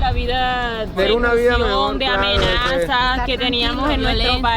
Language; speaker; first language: Spanish; native; Spanish